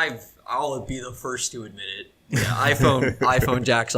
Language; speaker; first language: English; native; English